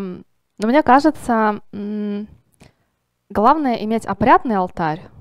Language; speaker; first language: Russian; native; Russian